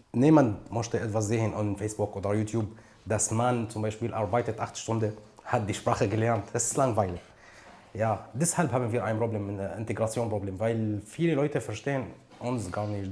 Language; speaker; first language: German; non-native, learner; Arabic